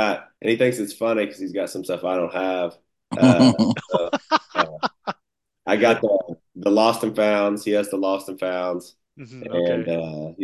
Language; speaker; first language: English; native; English